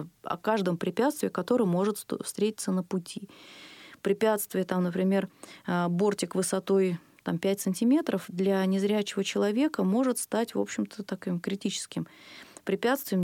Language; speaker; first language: Russian; native; Russian